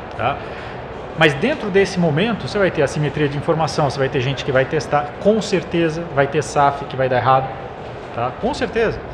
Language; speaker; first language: Portuguese; native; Portuguese